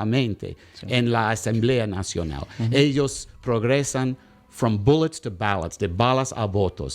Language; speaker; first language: Spanish; non-native, learner; English